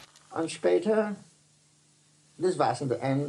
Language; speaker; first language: Dutch; non-native, learner; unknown